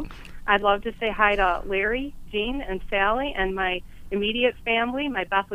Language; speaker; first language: English; native; English